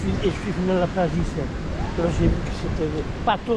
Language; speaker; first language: French; non-native, fluent; Spanish